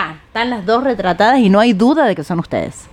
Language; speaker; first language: Spanish; native; Spanish